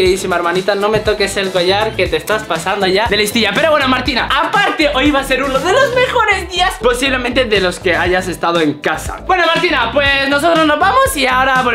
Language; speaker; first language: Spanish; native; Spanish